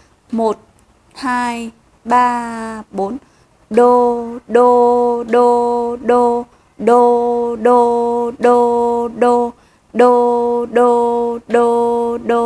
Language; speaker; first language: Vietnamese; native; Vietnamese